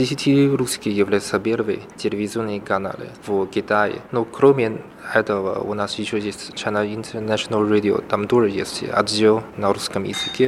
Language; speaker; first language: Russian; non-native, fluent; Chinese